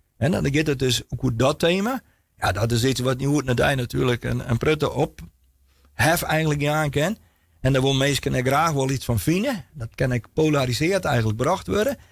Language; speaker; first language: Dutch; non-native, local second language; Western Frisian